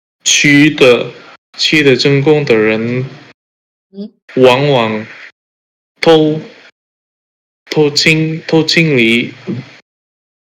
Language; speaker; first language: Chinese; non-native, learner; Indonesian